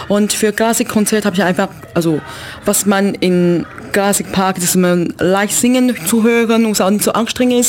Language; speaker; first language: German; non-native, learner; Chinese